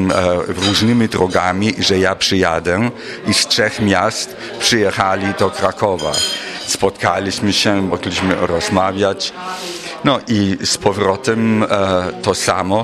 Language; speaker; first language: Polish; non-native, fluent; German